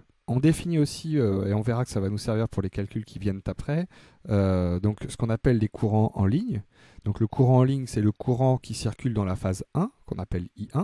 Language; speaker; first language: French; native; French